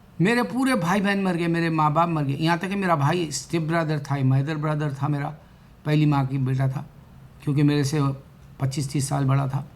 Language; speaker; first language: Urdu; native; Urdu